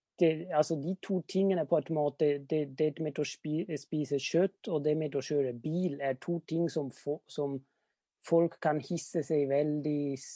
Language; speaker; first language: Norwegian; non-native, fluent; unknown